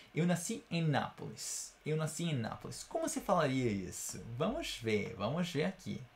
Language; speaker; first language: Portuguese; non-native, fluent; Italian